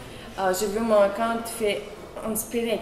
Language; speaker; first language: French; non-native, learner; Russian